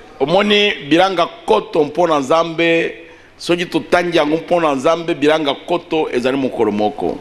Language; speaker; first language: Lingala; native; Lingala